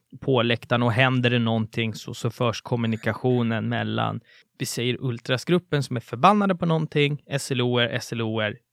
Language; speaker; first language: Swedish; native; Swedish